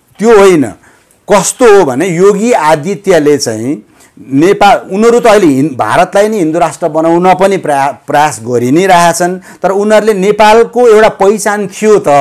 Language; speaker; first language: Nepali; native; Nepali